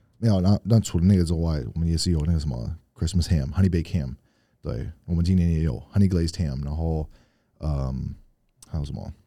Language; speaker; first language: Chinese; non-native, fluent; English